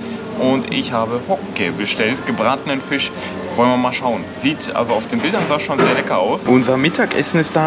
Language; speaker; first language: German; native; German